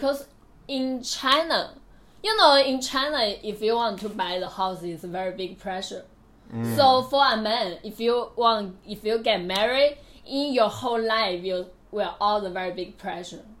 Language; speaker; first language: English; non-native, learner; Chinese